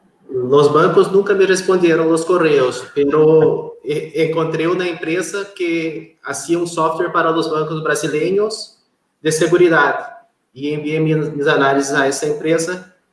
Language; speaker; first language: Spanish; non-native, fluent; Portuguese